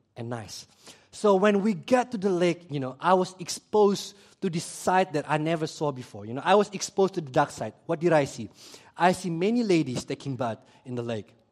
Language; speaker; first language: English; early bilingual, other home language; Indonesian